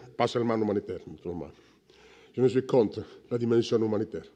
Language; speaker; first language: French; non-native, learner; Sicilian